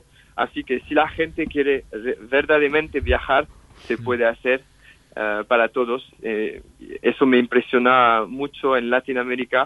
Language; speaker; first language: Spanish; non-native, fluent; French